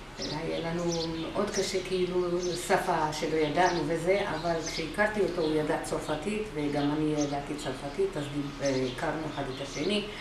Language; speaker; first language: Hebrew; non-native, fluent; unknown